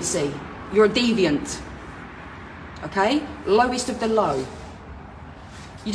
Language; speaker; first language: English; native; English